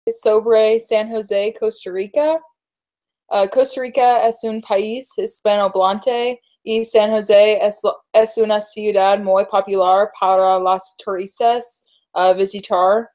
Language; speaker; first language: Spanish; non-native, learner; English